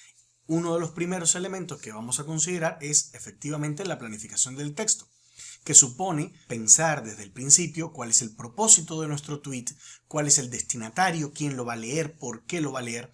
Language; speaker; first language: Spanish; native; Spanish